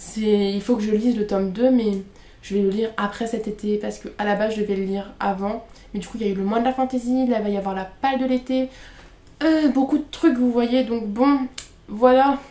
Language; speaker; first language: French; native; French